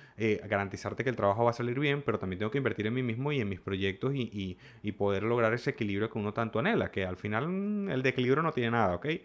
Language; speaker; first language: Spanish; native; Spanish